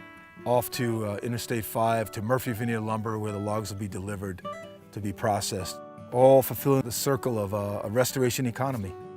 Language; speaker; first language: English; native; English